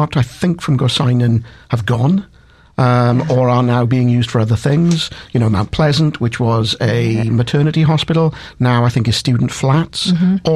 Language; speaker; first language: English; native; English